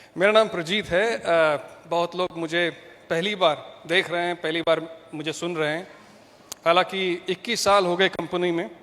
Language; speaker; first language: Hindi; non-native, local second language; Malayalam